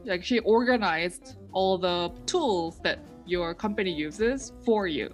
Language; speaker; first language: English; native; English